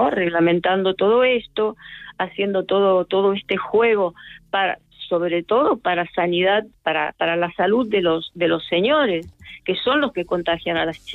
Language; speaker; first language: Spanish; native; Spanish